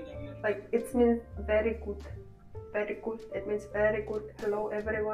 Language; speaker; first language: English; non-native, fluent; Russian